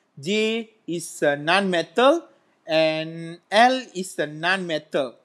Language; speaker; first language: English; non-native, local second language; Malay